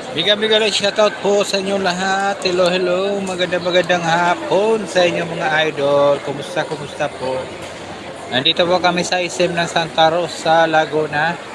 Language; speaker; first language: Filipino; non-native, local second language; Bikol